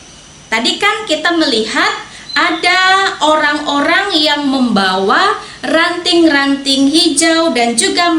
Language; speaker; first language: Indonesian; native; Indonesian